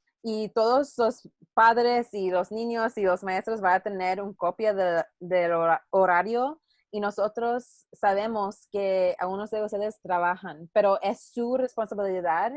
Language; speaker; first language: Spanish; non-native, learner; English